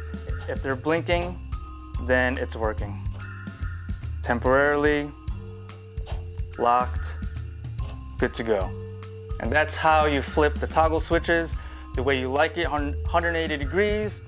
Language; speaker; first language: English; native; English